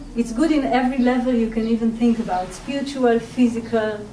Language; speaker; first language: English; non-native, fluent; Hebrew